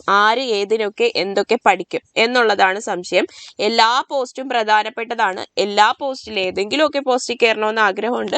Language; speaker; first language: Malayalam; native; Malayalam